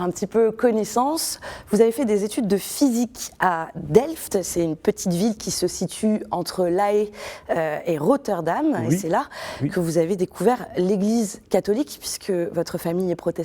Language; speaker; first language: French; native; French